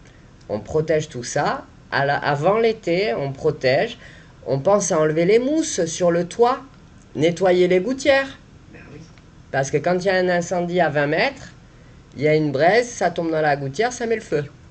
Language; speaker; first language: French; native; French